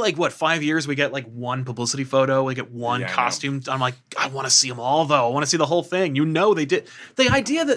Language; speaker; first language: English; native; English